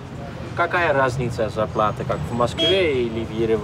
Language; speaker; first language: Russian; non-native, fluent; Dutch